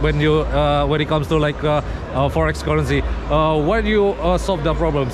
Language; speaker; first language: English; non-native, fluent; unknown